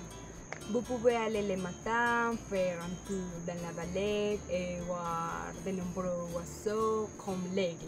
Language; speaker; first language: French; non-native, learner; Spanish